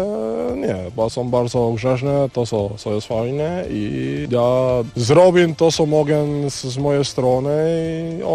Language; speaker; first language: Polish; non-native, learner; Spanish